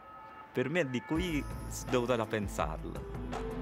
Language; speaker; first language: Italian; non-native, learner; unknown